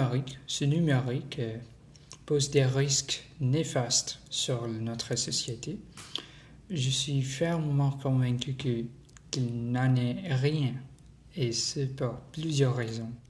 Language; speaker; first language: French; non-native, learner; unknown